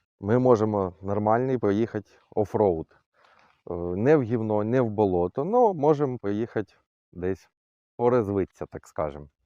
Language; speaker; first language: Ukrainian; non-native, local second language; Russian